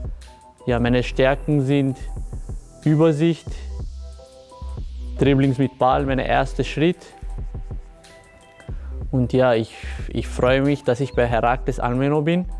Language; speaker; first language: German; early bilingual, other home language; Turkish